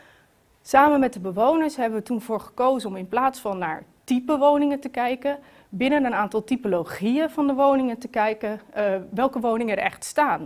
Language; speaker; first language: Dutch; native; Dutch